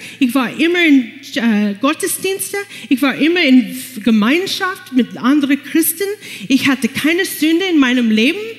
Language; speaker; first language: German; non-native, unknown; English